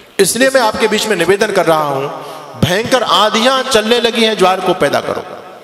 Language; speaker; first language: Hindi; native; Hindi